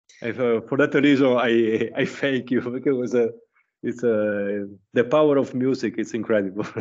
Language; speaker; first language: English; non-native, learner; Italian